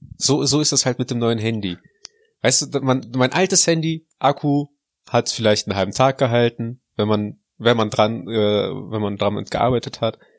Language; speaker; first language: German; early bilingual, other home language; Russian